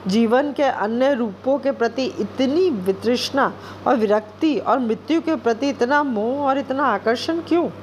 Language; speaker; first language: Hindi; non-native, local second language; Bangla